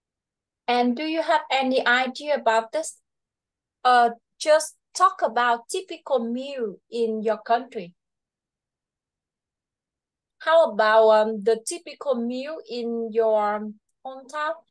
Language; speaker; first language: English; non-native, fluent; Vietnamese